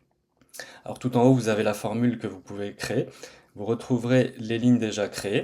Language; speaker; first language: French; native; French